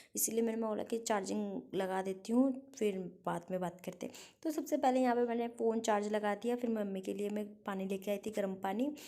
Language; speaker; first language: Hindi; non-native, local second language; Bangla